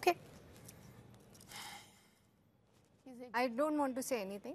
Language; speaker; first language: Telugu; non-native, learner; Hindi